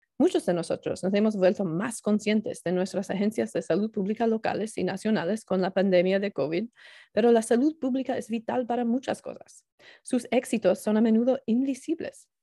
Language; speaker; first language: Spanish; non-native, learner; English